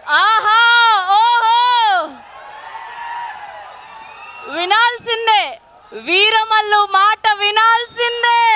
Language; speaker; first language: Telugu; native; Telugu